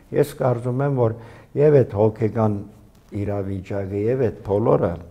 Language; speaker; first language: Armenian; early bilingual, heritage; Armenian